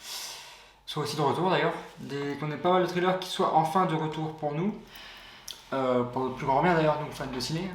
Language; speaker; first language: French; native; French